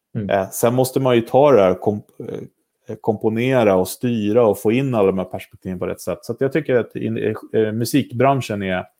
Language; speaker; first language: Swedish; native; Swedish